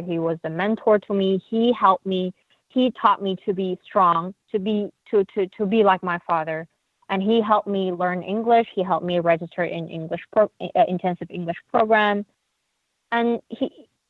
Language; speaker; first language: English; non-native, fluent; Uyghur